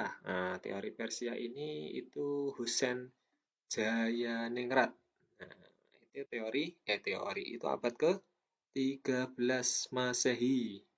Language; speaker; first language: Indonesian; native; Indonesian